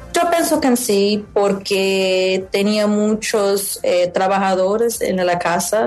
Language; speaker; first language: Spanish; non-native, learner; Portuguese